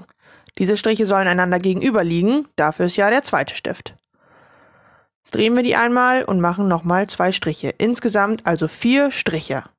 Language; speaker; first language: German; native; German